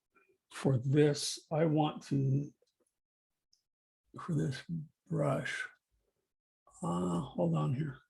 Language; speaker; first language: English; native; English